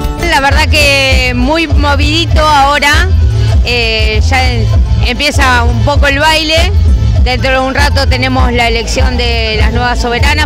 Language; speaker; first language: Spanish; native; Spanish